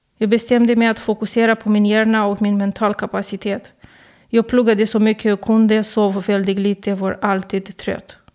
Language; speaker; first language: Swedish; non-native, fluent; Romanian